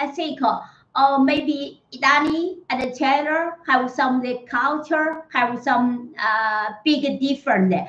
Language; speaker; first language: English; non-native, learner; Chinese